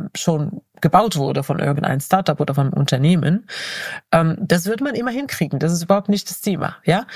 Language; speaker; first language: German; non-native, fluent; Arabic